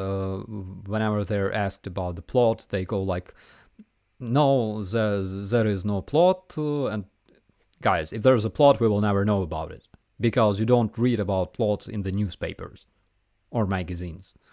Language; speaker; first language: English; non-native, fluent; Ukrainian